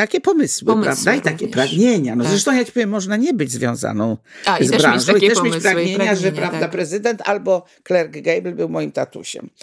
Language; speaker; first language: Polish; native; Polish